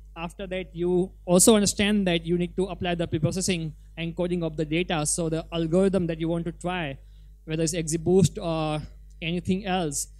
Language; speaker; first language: English; non-native, local second language; Gujarati